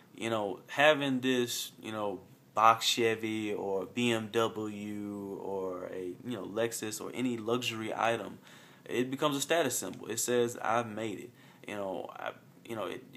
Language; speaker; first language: English; native; English